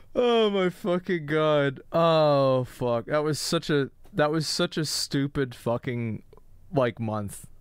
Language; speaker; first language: English; native; English